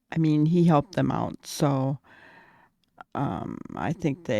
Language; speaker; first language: English; native; English